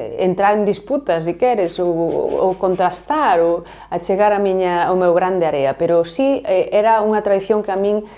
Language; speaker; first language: Galician; native; Galician